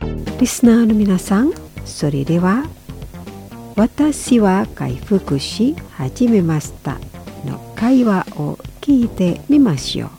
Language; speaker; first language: Japanese; non-native, fluent; Indonesian